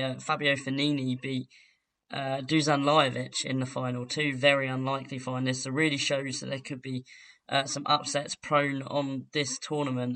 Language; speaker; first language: English; native; English